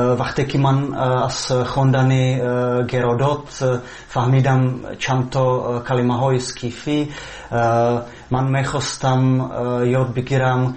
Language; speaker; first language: Persian; non-native, learner; Czech